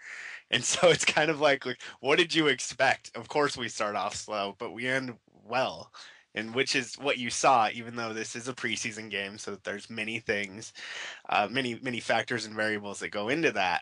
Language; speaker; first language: English; native; English